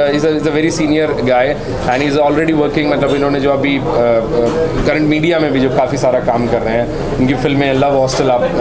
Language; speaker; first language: Hindi; native; Hindi